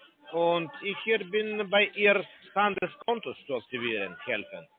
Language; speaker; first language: German; non-native, learner; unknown